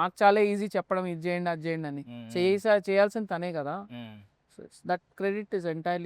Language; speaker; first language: Telugu; native; Telugu